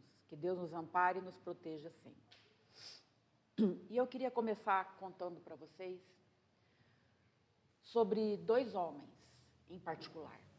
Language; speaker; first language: Portuguese; native; Portuguese